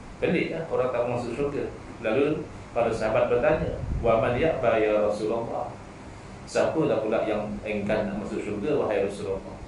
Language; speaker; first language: Malay; native; Malay